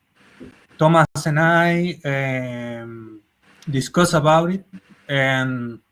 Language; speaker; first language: English; non-native, learner; Spanish